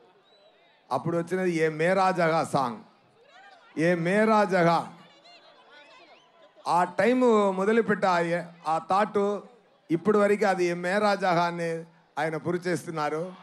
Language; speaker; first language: Telugu; non-native, fluent; Tamil